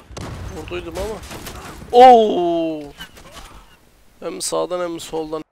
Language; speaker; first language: Turkish; native; Turkish